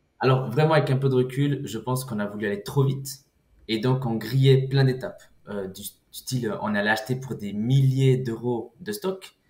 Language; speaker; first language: French; early bilingual, other home language; Portuguese